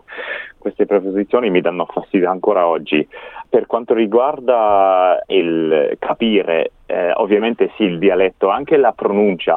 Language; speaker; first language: Italian; non-native, fluent; English